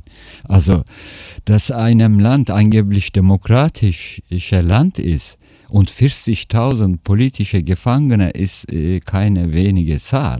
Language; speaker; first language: German; non-native, fluent; Turkish